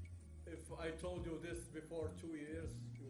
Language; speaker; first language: English; non-native, fluent; Arabic